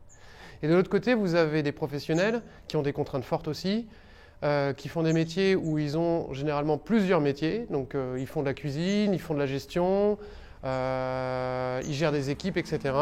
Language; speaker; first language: French; native; French